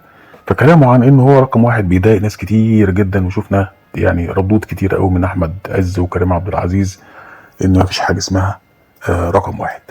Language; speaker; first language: Arabic; native; Arabic